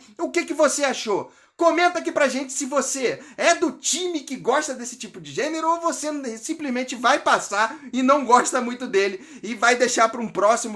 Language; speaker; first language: Portuguese; native; Portuguese